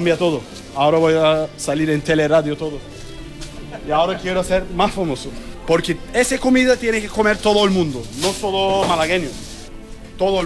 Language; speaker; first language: Spanish; non-native, learner; Turkish